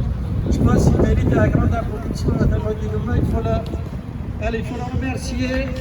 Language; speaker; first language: French; non-native, fluent; Kurdish